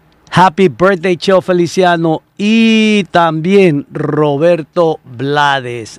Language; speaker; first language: Spanish; native; Spanish